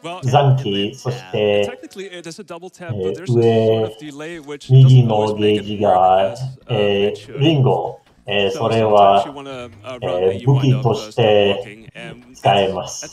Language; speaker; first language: Japanese; non-native, learner; English